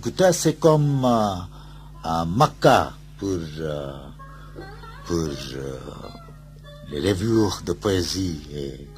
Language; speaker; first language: French; non-native, fluent; Bangla